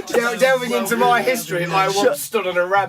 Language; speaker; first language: English; native; English